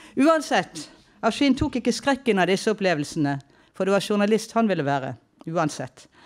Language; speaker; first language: Norwegian; native; Norwegian